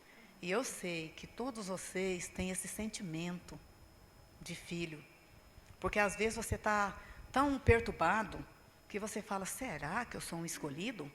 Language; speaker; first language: Portuguese; native; Portuguese